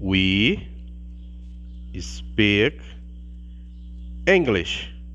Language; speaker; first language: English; non-native, learner; Portuguese